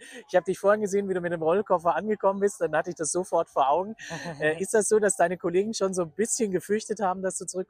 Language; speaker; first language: German; native; German